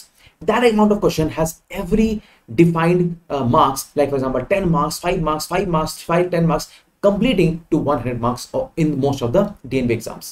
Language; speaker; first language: English; non-native, local second language; Hindi